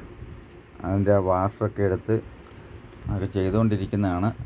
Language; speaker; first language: Malayalam; native; Malayalam